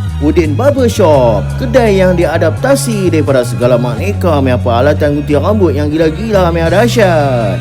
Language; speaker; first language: Malay; native; Malay